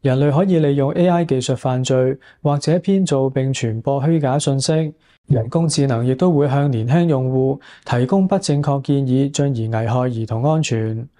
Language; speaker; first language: Cantonese; native; Cantonese